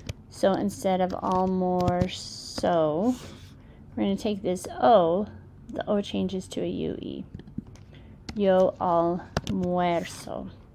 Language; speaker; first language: English; native; English